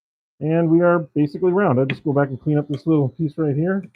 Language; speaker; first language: English; native; English